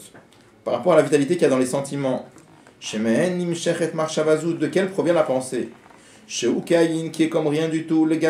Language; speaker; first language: French; native; French